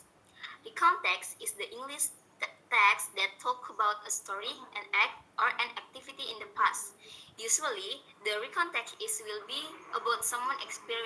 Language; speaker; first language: English; non-native, learner; Indonesian